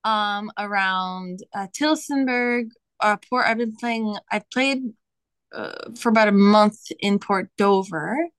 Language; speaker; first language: English; native; English